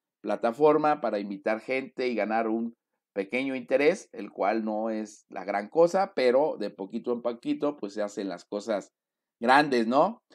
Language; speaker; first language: Spanish; native; Spanish